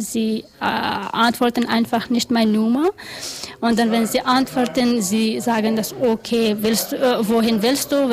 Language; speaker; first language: German; non-native, learner; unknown